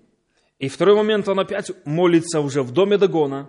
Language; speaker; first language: Polish; non-native, learner; Russian